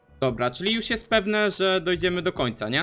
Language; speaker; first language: Polish; native; Polish